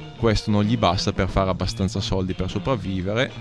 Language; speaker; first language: Italian; native; Italian